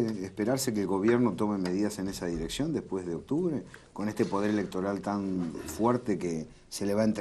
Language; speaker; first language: Spanish; native; Spanish